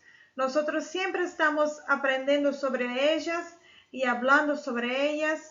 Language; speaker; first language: Spanish; non-native, fluent; Portuguese